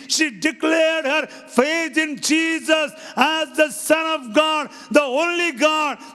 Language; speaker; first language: English; non-native, local second language; Hindi